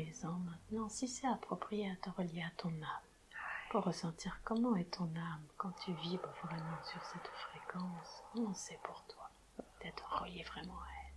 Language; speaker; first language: French; native; French